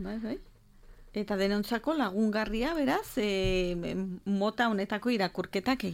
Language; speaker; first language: Basque; native; Basque